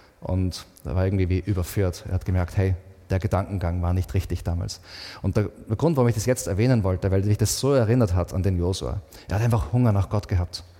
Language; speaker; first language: German; native; German